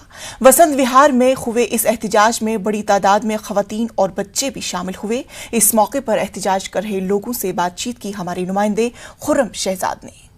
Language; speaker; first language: Hindi; native; Hindi